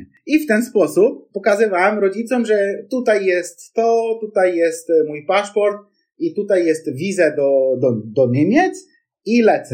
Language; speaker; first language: Polish; non-native, fluent; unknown